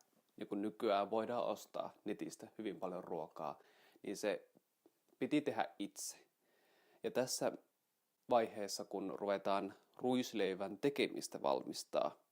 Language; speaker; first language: Finnish; native; Finnish